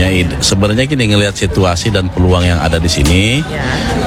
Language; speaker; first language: Indonesian; native; Indonesian